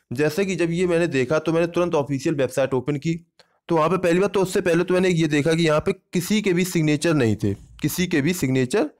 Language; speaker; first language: Hindi; native; Hindi